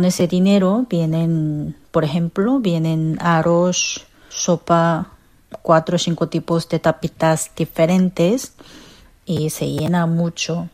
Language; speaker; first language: Spanish; non-native, fluent; Korean